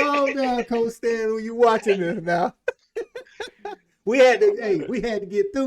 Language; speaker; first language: English; native; English